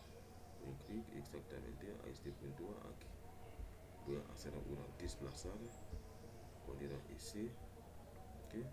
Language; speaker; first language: Spanish; non-native, learner; Haitian Creole